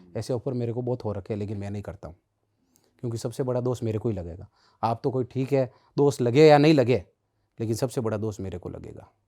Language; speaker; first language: Hindi; native; Hindi